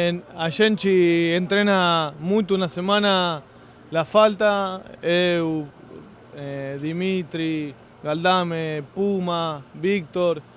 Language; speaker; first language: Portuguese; non-native, learner; Spanish